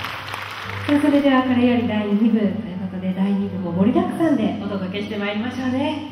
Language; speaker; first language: Japanese; native; Japanese